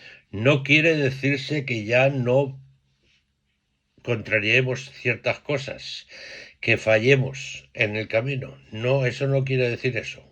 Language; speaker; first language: Spanish; native; Spanish